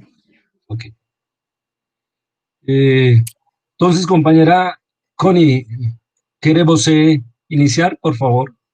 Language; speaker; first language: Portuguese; non-native, learner; Spanish